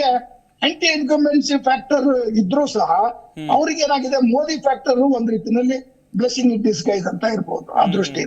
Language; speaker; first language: Kannada; native; Kannada